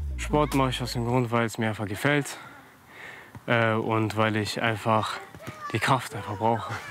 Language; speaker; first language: German; early bilingual, other home language; Russian